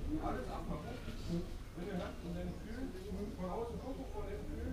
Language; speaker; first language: German; native; German